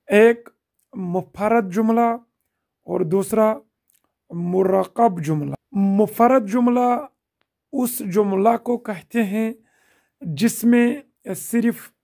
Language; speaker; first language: Urdu; non-native, local second language; Kashmiri